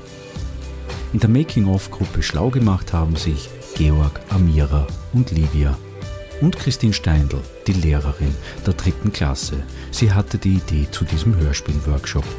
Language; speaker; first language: German; native; German